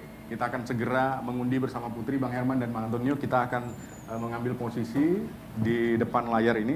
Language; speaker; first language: Indonesian; native; Indonesian